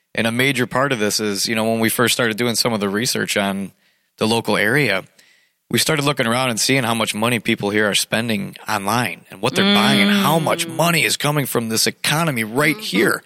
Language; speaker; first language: English; native; English